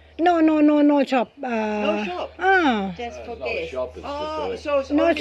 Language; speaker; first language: English; non-native, learner; Thai